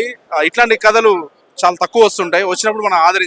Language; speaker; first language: Telugu; native; Telugu